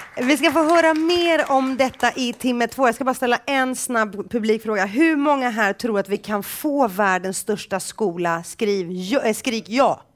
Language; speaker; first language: Swedish; early bilingual, other home language; Greek